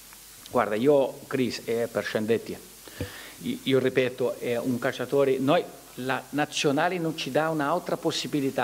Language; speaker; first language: Italian; non-native, fluent; Portuguese